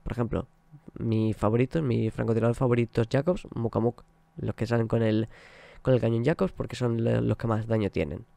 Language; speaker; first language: Spanish; native; Spanish